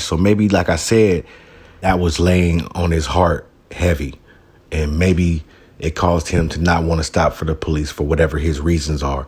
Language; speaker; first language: English; native; English